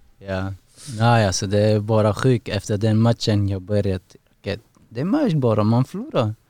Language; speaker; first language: Swedish; non-native, learner; Persian